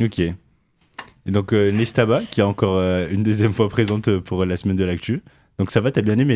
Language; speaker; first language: French; native; French